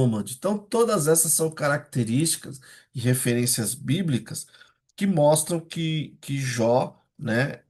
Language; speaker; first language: Portuguese; native; Portuguese